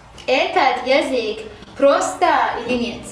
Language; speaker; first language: Russian; non-native, learner; Persian